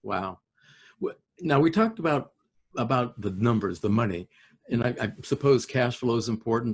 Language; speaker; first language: English; native; English